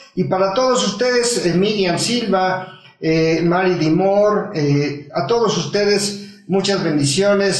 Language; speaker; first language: Spanish; native; Spanish